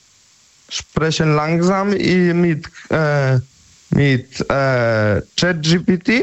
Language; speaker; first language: German; non-native, learner; Polish